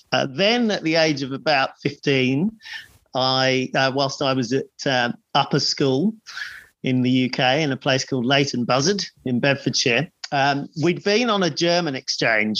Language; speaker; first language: English; native; English